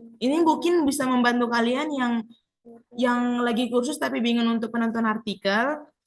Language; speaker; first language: Indonesian; native; Indonesian